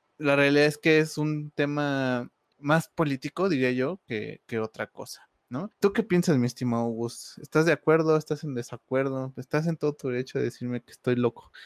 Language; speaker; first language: Spanish; native; Spanish